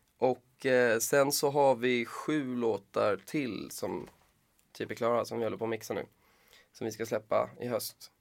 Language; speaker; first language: Swedish; native; Swedish